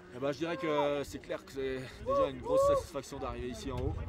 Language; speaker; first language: French; native; French